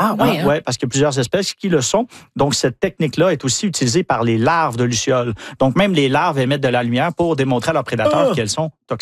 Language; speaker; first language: French; native; French